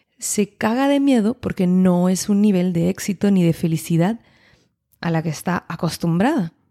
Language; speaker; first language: Spanish; non-native, fluent; French